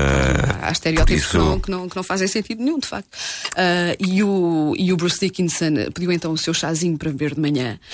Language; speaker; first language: Portuguese; native; Portuguese